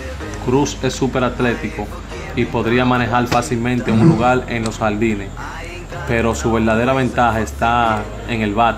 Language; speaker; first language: Spanish; native; Spanish